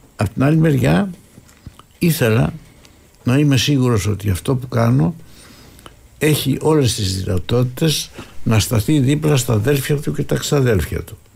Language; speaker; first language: Greek; native; Greek